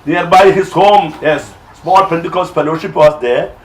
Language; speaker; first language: English; non-native, local second language; Malayalam